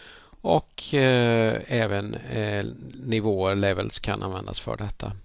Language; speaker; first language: Swedish; native; Swedish